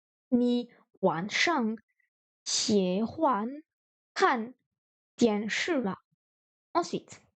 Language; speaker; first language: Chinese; non-native, learner; French